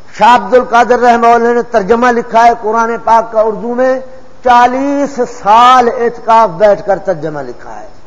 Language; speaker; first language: Urdu; non-native, local second language; Saraiki